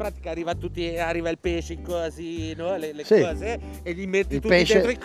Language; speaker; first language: Italian; native; Italian